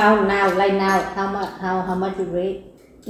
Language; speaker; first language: English; non-native, learner; Vietnamese